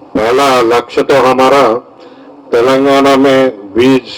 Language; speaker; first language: Hindi; non-native, local second language; Telugu